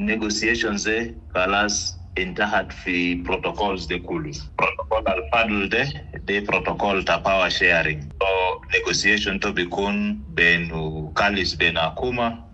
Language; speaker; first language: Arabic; non-native, local second language; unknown